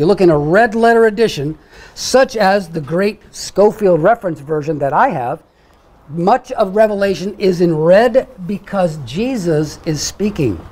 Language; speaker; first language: English; native; English